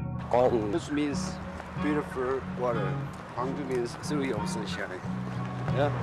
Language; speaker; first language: English; non-native, learner; Korean